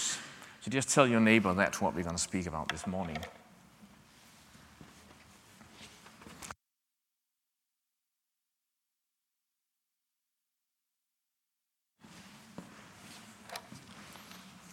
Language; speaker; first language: English; non-native, fluent; Danish